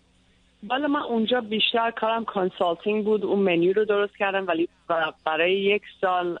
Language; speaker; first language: Persian; early bilingual, heritage; Persian